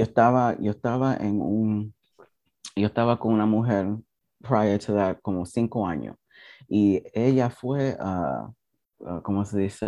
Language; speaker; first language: Spanish; early bilingual, heritage; English